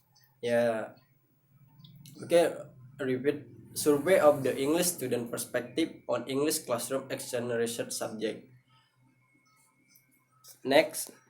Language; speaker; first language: English; non-native, learner; Indonesian